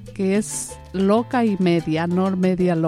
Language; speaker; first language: Spanish; native; Spanish